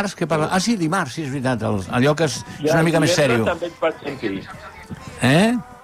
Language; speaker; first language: Catalan; native; Catalan